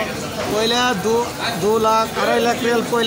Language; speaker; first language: Hindi; non-native, learner; Bangla